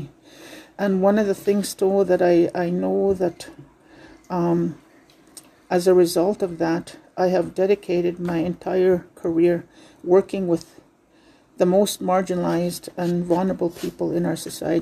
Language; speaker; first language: English; non-native, local second language; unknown